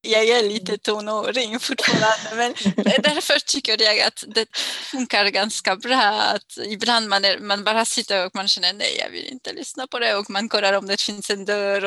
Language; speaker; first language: Swedish; non-native, fluent; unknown